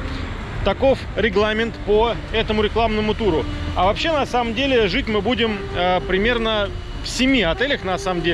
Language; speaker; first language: Russian; native; Russian